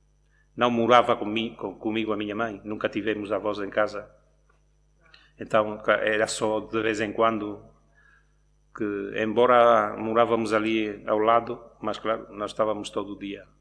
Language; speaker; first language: Portuguese; non-native, local second language; Spanish